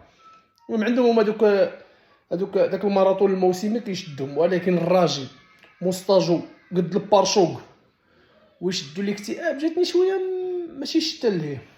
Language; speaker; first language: Arabic; native; Arabic